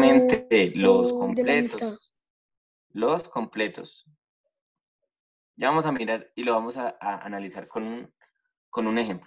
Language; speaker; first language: Spanish; native; Spanish